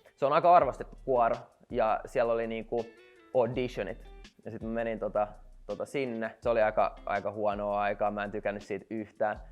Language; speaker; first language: Finnish; non-native, local second language; Swedish